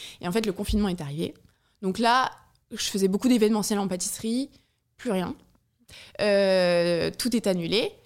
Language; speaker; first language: French; native; French